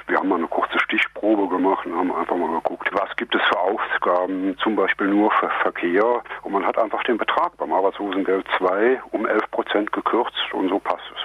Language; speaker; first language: German; native; German